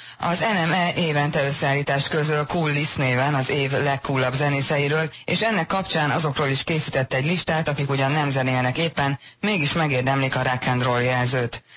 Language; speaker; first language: Hungarian; native; Hungarian